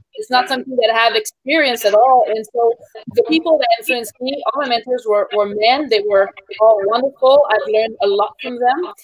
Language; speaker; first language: English; native; English